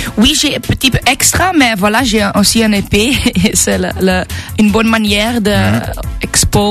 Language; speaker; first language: French; non-native, local second language; Dutch